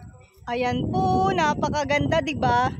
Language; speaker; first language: Filipino; native; Filipino